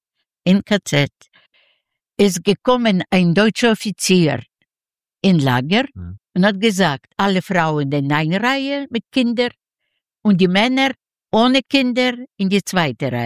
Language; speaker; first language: German; non-native, learner; Russian